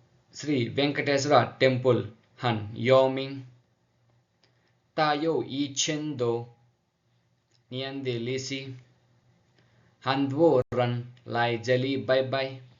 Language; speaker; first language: Chinese; non-native, learner; Telugu